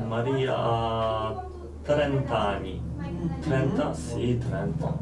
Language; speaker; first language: Italian; non-native, learner; Polish